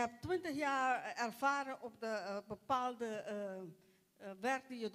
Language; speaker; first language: Dutch; non-native, local second language; Papiamento